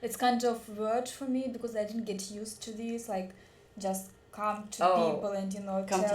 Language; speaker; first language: English; non-native, learner; Russian